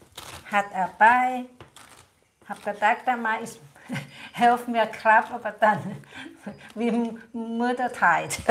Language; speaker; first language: German; non-native, learner; Thai